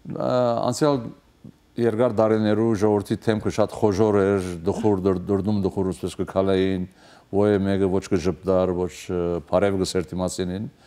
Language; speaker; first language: Armenian; early bilingual, heritage; Armenian